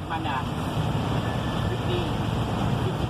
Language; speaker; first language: English; non-native, learner; Thai